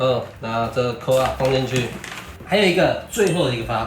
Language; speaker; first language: Chinese; native; Chinese